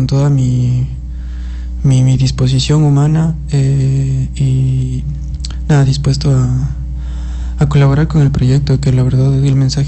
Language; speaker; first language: Spanish; native; Spanish